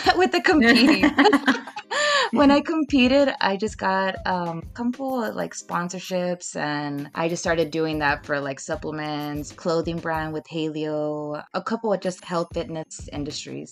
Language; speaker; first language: English; native; English